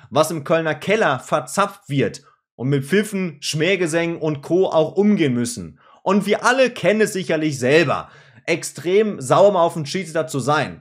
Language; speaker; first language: German; native; German